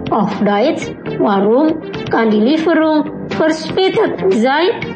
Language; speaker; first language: German; non-native, fluent; Indonesian